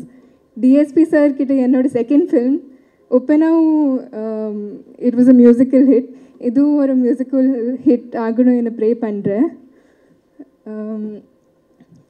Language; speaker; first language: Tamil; non-native, learner; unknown